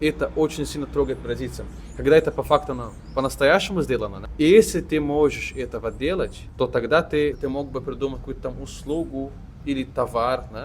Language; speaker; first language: Russian; non-native, fluent; Portuguese